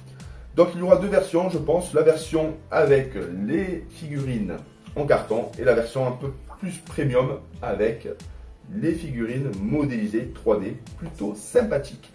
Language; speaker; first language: French; native; French